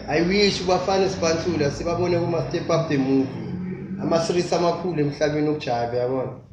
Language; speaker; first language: Zulu; native; Zulu